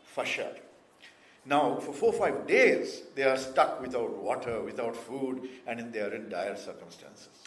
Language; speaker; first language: English; non-native, local second language; Kannada